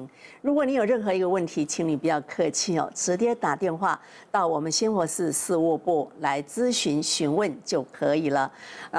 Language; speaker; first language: Chinese; native; Chinese